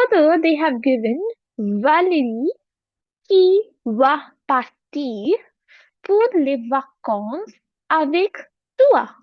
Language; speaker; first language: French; non-native, fluent; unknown